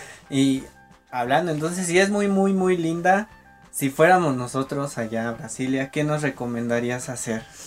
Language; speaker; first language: Spanish; native; Spanish